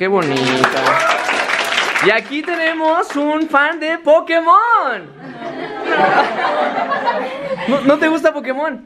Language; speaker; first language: Spanish; native; Spanish